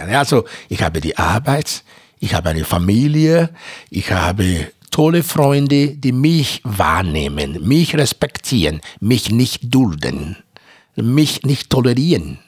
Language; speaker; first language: German; non-native, fluent; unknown